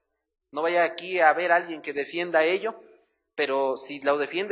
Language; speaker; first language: Spanish; native; Spanish